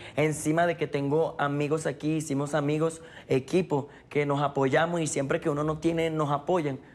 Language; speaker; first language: Spanish; native; Spanish